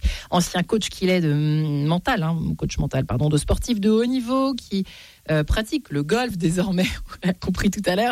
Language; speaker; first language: French; native; French